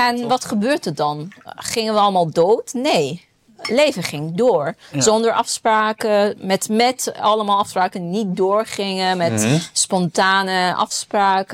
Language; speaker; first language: Dutch; non-native, fluent; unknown